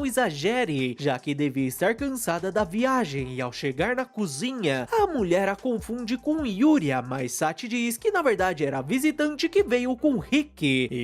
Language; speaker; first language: Portuguese; native; Portuguese